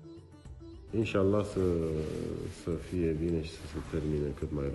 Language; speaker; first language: Romanian; non-native, local second language; Crimean Tatar